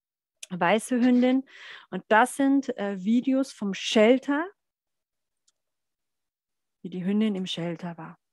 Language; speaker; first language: German; native; German